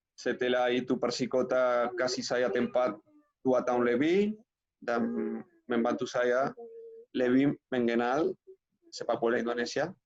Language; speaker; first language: Indonesian; non-native, fluent; Spanish